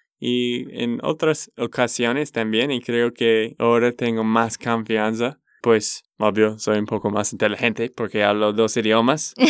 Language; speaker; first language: Spanish; non-native, learner; English